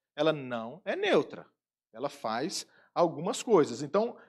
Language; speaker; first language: Portuguese; native; Portuguese